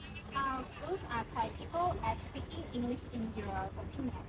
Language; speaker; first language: English; non-native, learner; Thai